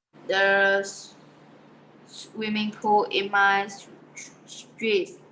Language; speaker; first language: English; non-native, learner; Vietnamese